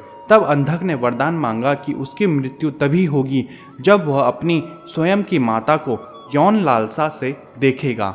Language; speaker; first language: Hindi; native; Hindi